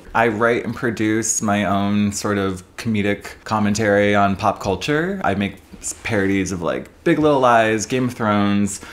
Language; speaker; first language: English; native; English